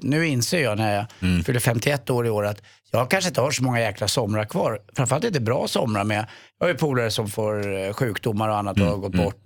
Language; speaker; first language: Swedish; native; Swedish